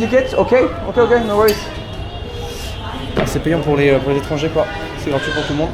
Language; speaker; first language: French; native; French